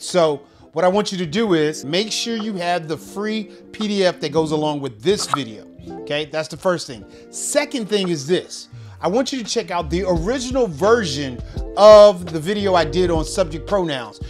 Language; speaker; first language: English; native; English